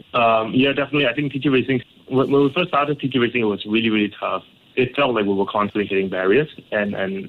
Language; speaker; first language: English; non-native, local second language; Cantonese